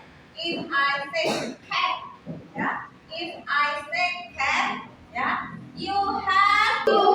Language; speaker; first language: English; non-native, fluent; Indonesian